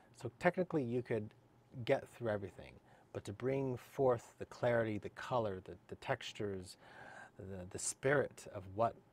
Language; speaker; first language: English; native; English